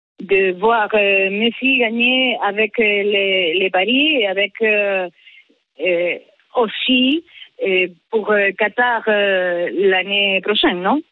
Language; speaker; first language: French; non-native, learner; Spanish